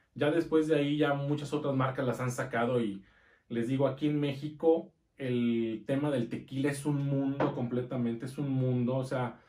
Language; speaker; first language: Spanish; native; Spanish